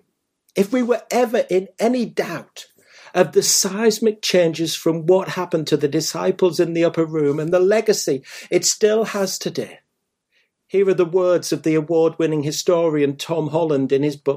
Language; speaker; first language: English; native; English